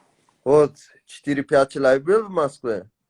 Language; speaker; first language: Russian; non-native, learner; Tajik